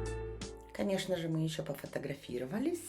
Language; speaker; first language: Russian; native; Russian